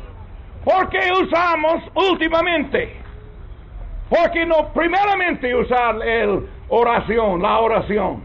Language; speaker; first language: Spanish; non-native, fluent; English